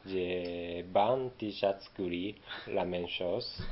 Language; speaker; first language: French; non-native, learner; Japanese